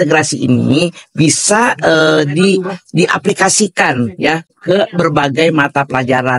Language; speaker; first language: Indonesian; native; Indonesian